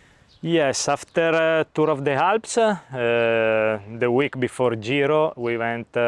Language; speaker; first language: English; non-native, learner; Italian